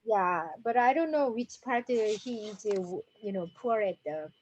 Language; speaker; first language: English; non-native, learner; Korean